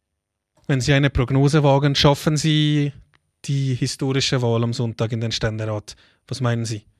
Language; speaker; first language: German; native; German